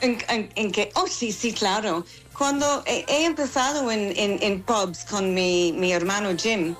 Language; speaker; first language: Spanish; non-native, learner; English